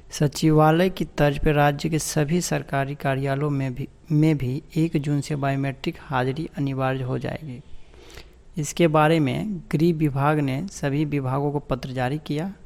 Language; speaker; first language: Hindi; native; Hindi